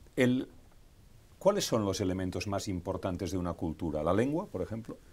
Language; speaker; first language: Spanish; native; Spanish